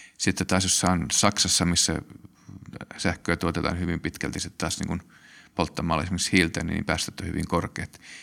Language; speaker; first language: Finnish; native; Finnish